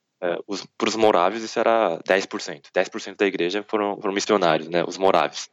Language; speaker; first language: Portuguese; early bilingual, other home language; Korean